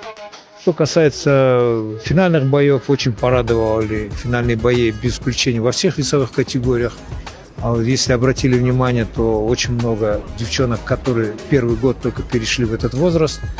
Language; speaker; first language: Russian; native; Russian